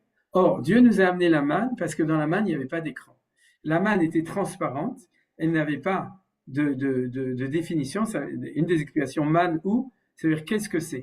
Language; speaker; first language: French; native; French